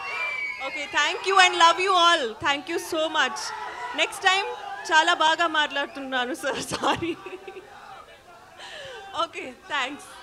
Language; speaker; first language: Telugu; non-native, learner; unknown